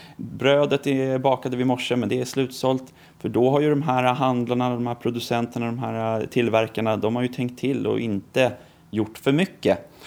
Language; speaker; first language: Swedish; native; Swedish